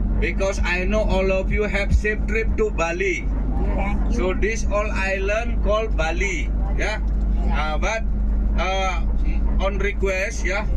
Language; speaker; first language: English; non-native, learner; Balinese